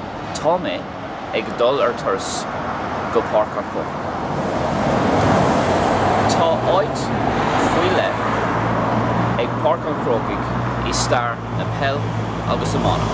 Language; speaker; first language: Irish; non-native, local second language; English